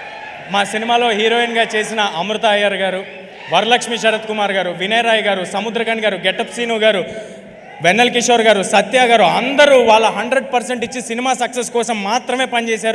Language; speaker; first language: Telugu; native; Telugu